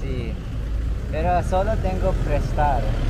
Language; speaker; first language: Spanish; non-native, learner; Filipino